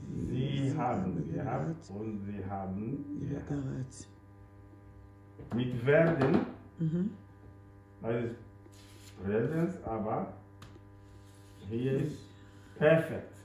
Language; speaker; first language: German; non-native, fluent; French